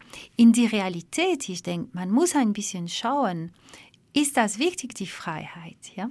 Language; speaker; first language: German; non-native, learner; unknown